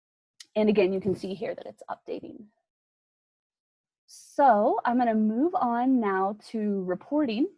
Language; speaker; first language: English; native; English